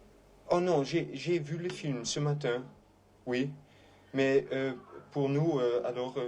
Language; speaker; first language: French; non-native, fluent; Dutch